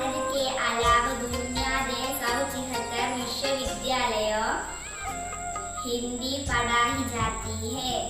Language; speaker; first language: Hindi; non-native, local second language; Malayalam